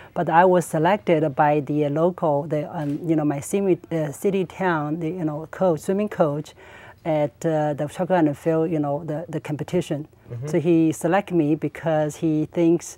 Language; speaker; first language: English; non-native, learner; Chinese